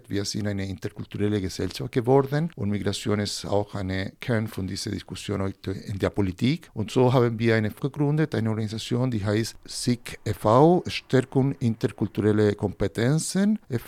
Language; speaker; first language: German; non-native, fluent; Spanish